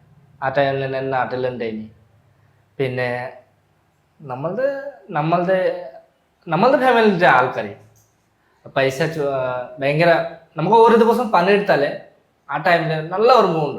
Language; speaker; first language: Malayalam; non-native, learner; Bangla